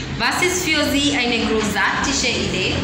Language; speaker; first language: German; non-native, learner; English